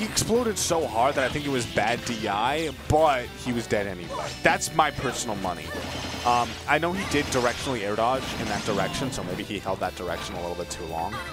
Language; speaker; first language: English; native; English